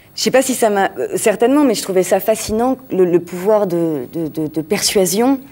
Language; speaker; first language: French; native; French